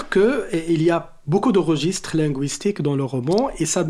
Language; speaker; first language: French; non-native, local second language; Arabic